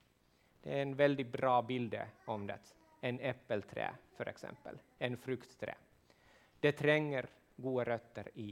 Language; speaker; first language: Swedish; non-native, fluent; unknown